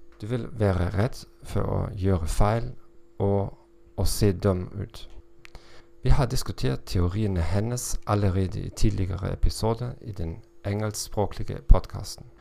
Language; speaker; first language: Norwegian; non-native, learner; German